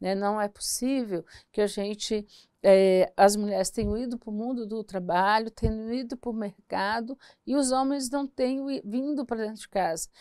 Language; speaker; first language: Portuguese; native; Portuguese